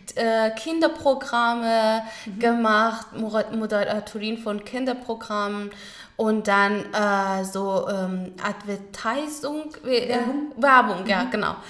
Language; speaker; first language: German; non-native, learner; Pashto